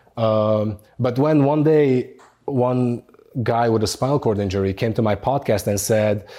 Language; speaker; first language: English; non-native, fluent; Arabic